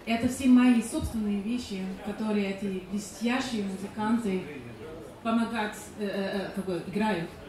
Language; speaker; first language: Russian; non-native, learner; German